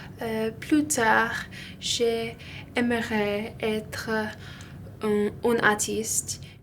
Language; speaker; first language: French; non-native, learner; English